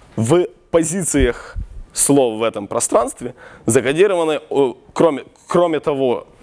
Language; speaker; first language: Russian; non-native, local second language; Ukrainian